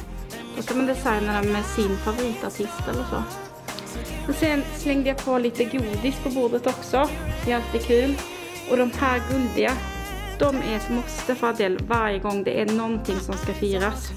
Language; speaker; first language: Swedish; native; Swedish